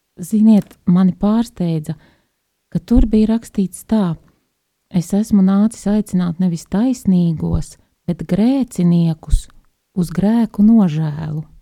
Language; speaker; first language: Latvian; native; Latvian